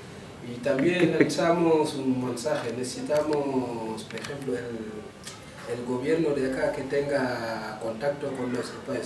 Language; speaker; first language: Spanish; non-native, local second language; Wolof